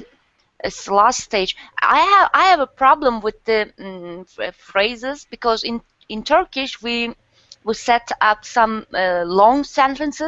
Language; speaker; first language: English; non-native, learner; Turkish